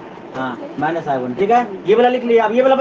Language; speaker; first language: Hindi; native; Hindi